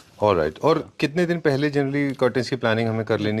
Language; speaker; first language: Hindi; native; Hindi